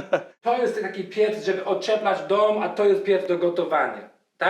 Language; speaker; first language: Polish; non-native, learner; English